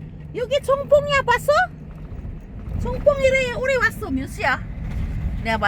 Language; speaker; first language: Korean; non-native, learner; Filipino